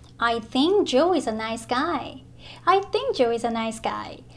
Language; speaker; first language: English; non-native, fluent; Korean